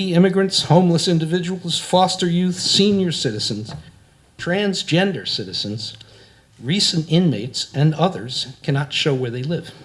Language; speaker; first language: English; native; English